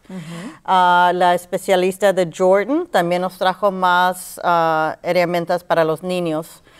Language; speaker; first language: Spanish; early bilingual, heritage; Spanish